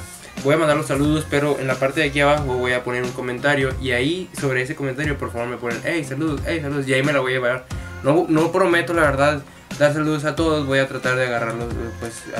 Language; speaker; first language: Spanish; native; Spanish